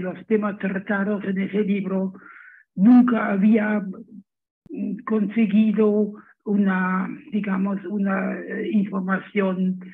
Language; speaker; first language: Spanish; non-native, fluent; German